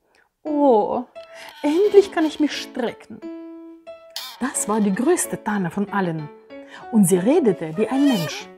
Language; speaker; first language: German; native; German